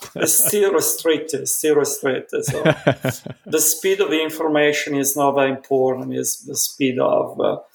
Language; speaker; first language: English; non-native, fluent; Italian